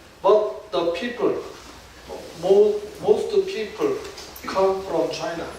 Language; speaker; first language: English; non-native, fluent; Korean